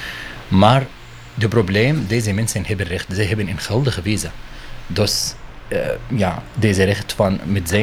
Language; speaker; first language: Dutch; non-native, learner; Arabic